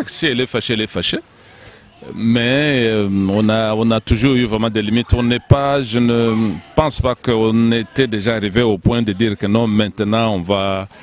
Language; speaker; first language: French; non-native, local second language; Lingala